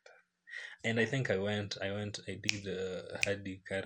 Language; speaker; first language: English; non-native, local second language; Luo (Kenya and Tanzania)